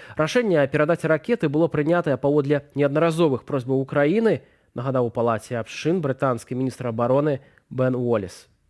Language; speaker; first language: Belarusian; native; Belarusian